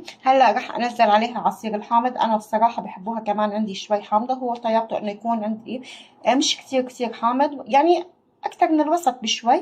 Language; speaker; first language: Arabic; native; Arabic